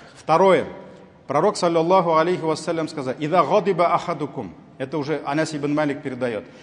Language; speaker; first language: Russian; non-native, local second language; Tatar